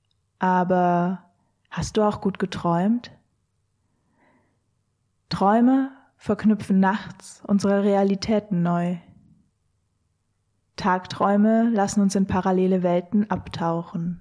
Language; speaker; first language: German; native; German